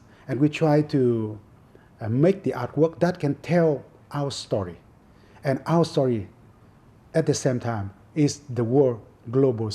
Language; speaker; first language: English; non-native, fluent; Vietnamese